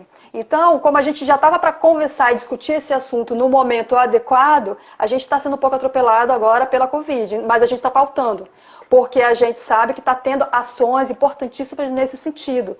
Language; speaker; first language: Portuguese; native; Portuguese